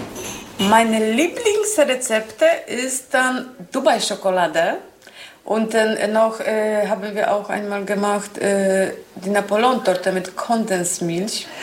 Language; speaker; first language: German; non-native, learner; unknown